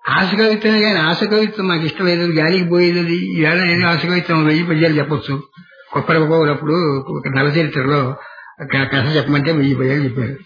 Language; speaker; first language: Telugu; native; Telugu